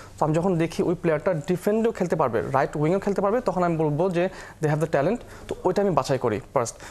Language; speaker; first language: Bangla; early bilingual, heritage; Bangla